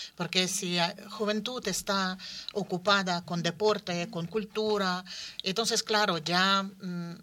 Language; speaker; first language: Spanish; non-native, fluent; Ukrainian